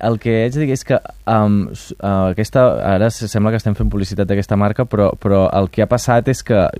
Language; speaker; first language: Catalan; native; Catalan